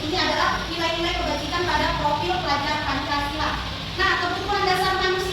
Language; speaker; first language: Indonesian; native; Indonesian